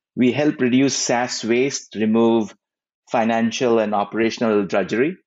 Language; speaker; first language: English; non-native, local second language; Hindi